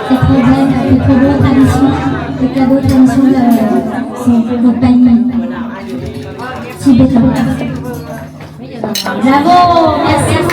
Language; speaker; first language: French; non-native, learner; Vietnamese